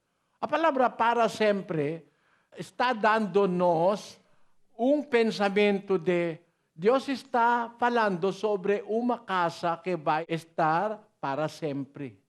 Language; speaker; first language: Portuguese; non-native, learner; Filipino